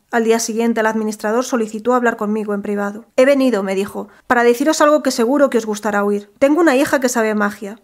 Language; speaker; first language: Spanish; native; Spanish